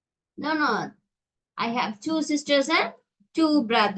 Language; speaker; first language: English; non-native, local second language; Tamil